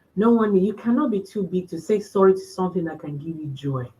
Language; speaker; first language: English; non-native, local second language; Yoruba